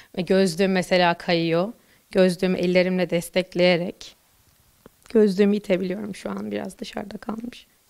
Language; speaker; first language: Turkish; native; Turkish